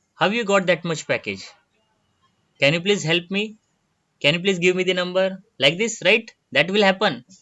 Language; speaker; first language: English; non-native, local second language; Marathi